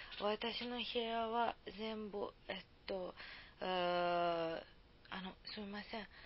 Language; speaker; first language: Japanese; non-native, learner; Serbian